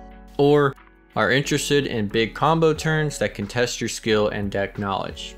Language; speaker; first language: English; native; English